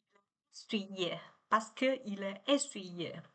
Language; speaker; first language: French; non-native, learner; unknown